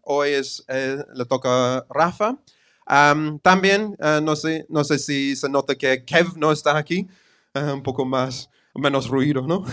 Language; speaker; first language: Spanish; non-native, fluent; English